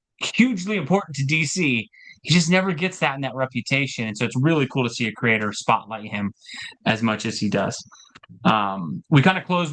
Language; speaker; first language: English; native; English